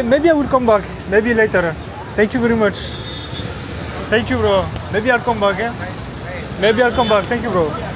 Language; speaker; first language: English; non-native, learner; French